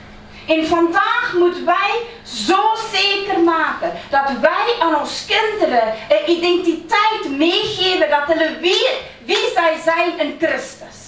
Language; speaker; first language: Dutch; non-native, fluent; Afrikaans